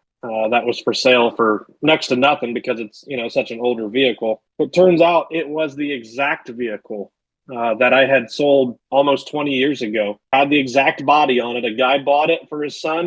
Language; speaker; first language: English; native; English